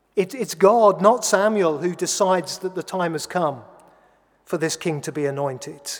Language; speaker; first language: English; native; English